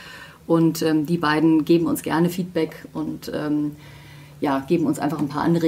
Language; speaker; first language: German; native; German